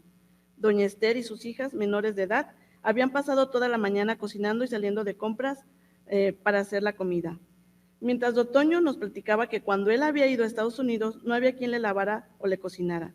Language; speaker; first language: Spanish; native; Spanish